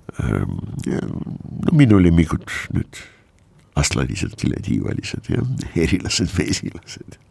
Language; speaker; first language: Estonian; non-native, local second language; Russian